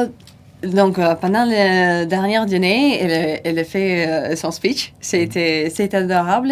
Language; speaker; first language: French; non-native, fluent; Russian